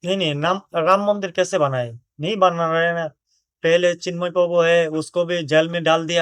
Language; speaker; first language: Hindi; non-native, learner; Bangla